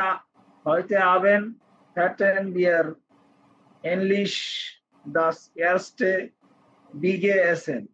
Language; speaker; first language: German; non-native, learner; Bangla